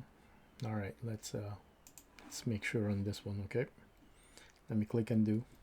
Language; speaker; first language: English; native; English